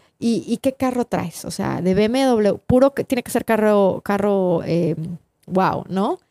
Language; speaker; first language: Spanish; native; Spanish